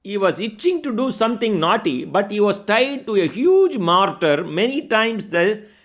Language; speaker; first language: English; non-native, local second language; Tamil